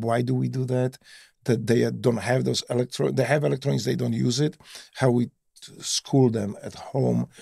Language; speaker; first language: English; non-native, fluent; Polish